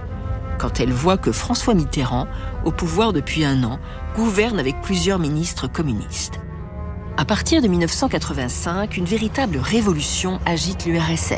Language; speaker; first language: French; native; French